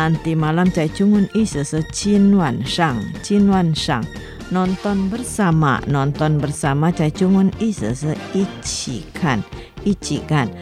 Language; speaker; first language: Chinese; non-native, learner; Indonesian